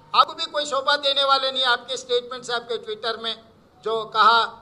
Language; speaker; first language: Hindi; non-native, local second language; Telugu